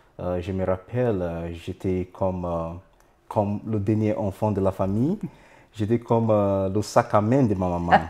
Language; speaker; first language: French; non-native, fluent; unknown